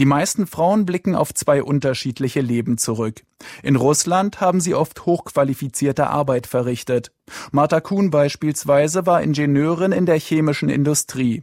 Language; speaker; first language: German; native; German